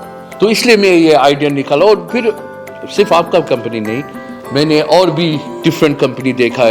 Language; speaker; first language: Hindi; non-native, fluent; Bangla